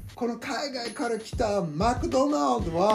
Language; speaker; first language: Japanese; non-native, learner; English